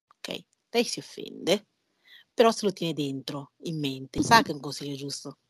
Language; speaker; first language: Italian; native; Italian